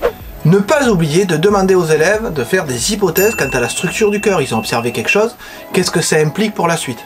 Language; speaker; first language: French; native; French